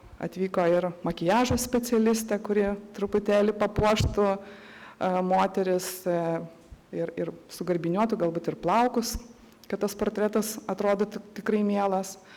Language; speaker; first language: Lithuanian; native; Lithuanian